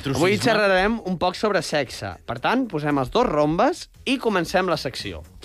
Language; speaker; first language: Catalan; native; Catalan